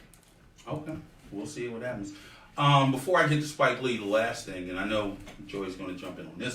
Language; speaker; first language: English; native; English